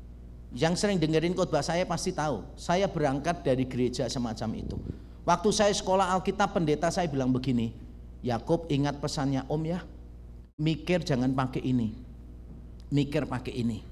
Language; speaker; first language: Indonesian; native; Indonesian